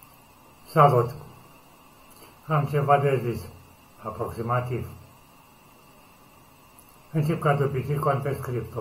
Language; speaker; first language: Romanian; native; Romanian